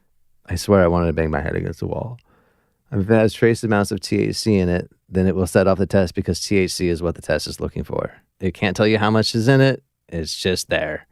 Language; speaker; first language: English; native; English